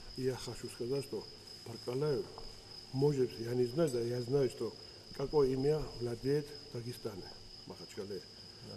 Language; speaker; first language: Russian; non-native, fluent; Georgian